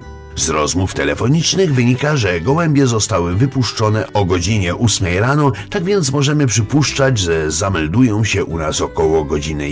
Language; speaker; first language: Polish; native; Polish